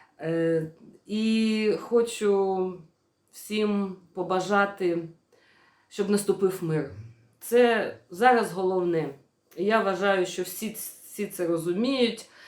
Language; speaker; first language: Ukrainian; non-native, local second language; Russian